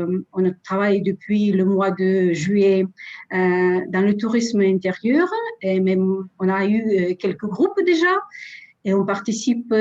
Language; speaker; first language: French; non-native, fluent; Russian